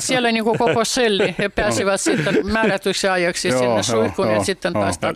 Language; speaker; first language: Finnish; non-native, fluent; Russian